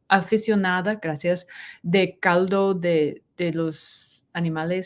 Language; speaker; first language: Spanish; non-native, learner; English